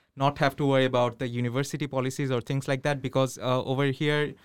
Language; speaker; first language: English; non-native, local second language; Bangla